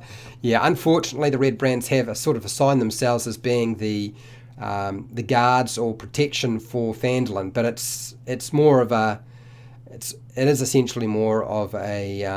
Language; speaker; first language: English; native; English